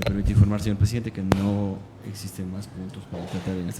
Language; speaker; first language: Spanish; native; Spanish